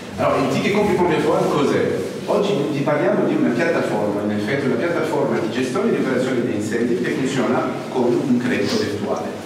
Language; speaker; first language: Italian; non-native, fluent; French